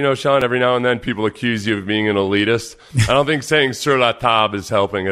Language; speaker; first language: English; native; English